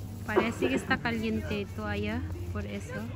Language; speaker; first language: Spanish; non-native, learner; Filipino